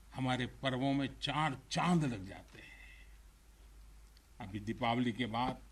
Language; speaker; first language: Hindi; non-native, local second language; Gujarati